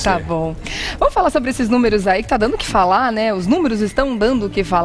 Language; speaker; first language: Portuguese; native; Portuguese